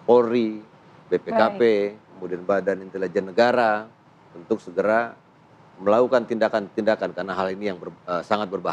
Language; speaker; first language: Indonesian; native; Indonesian